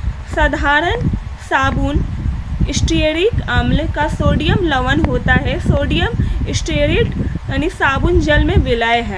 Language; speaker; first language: Hindi; native; Hindi